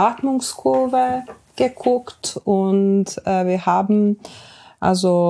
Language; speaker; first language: German; non-native, fluent; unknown